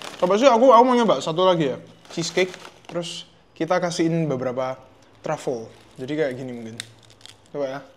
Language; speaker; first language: Indonesian; native; Indonesian